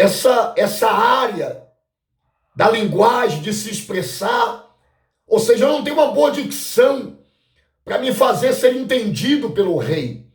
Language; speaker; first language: Portuguese; native; Portuguese